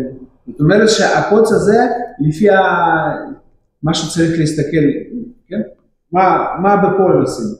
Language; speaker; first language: Hebrew; non-native, fluent; Russian